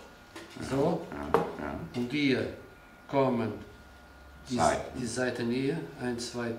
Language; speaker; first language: German; non-native, learner; Portuguese